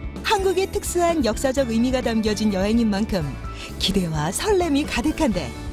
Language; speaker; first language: Korean; native; Korean